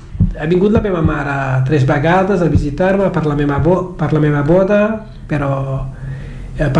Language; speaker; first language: Catalan; non-native, fluent; Kabuverdianu